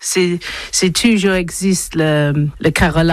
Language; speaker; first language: French; non-native, learner; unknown